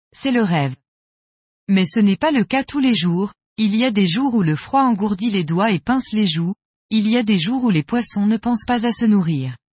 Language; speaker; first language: French; native; French